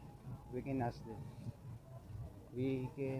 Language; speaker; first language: English; non-native, learner; Filipino